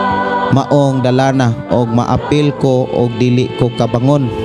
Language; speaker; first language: Cebuano; native; Cebuano